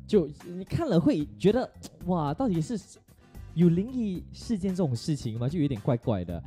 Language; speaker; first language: Chinese; native; Chinese